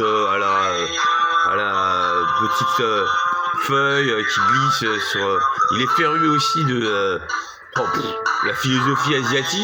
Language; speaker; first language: French; native; French